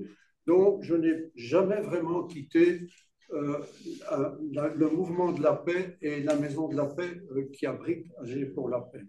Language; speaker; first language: French; native; French